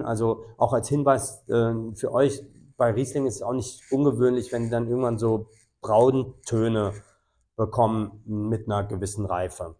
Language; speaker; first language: German; native; German